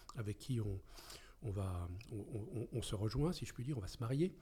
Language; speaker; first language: French; native; French